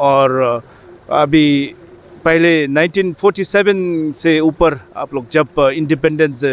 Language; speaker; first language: Hindi; non-native, fluent; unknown